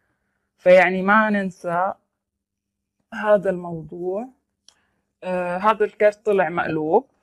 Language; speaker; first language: Arabic; native; Arabic